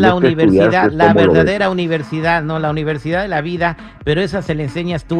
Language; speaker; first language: Spanish; native; Spanish